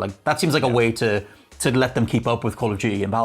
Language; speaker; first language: English; native; English